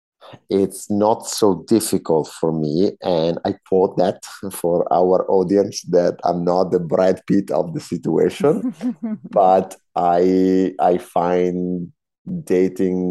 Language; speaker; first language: English; non-native, fluent; Italian